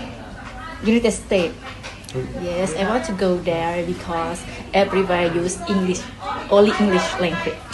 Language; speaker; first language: English; non-native, learner; Thai